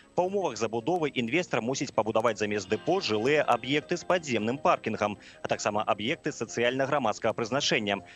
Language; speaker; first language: Belarusian; native; Belarusian